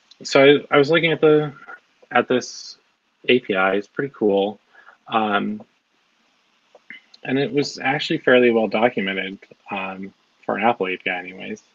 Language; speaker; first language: English; native; English